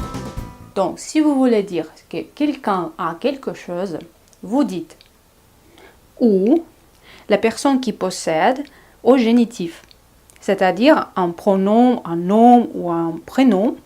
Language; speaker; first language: French; non-native, fluent; Russian